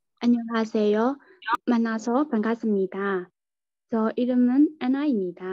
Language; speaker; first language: Korean; non-native, learner; Burmese